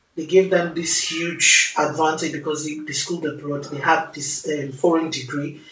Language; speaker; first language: English; non-native, local second language; Yoruba